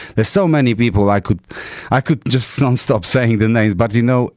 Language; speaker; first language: English; non-native, fluent; Polish